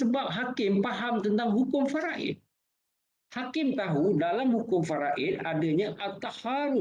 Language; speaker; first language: Malay; native; Malay